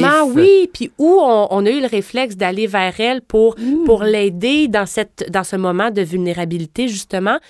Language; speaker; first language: French; native; French